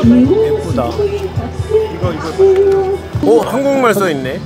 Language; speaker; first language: Korean; native; Korean